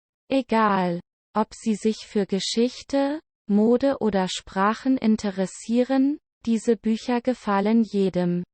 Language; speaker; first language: German; non-native, learner; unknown